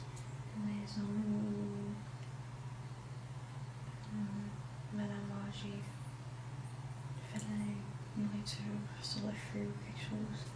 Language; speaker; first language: French; non-native, local second language; English